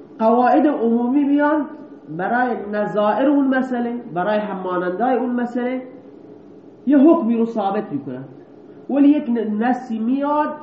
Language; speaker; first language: Persian; non-native, local second language; Baluchi